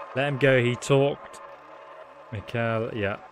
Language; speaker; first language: English; native; English